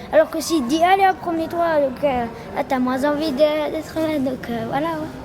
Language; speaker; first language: French; native; French